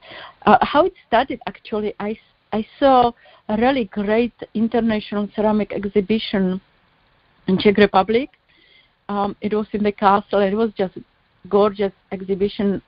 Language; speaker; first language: English; non-native, learner; Czech